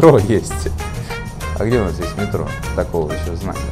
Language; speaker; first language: Russian; native; Russian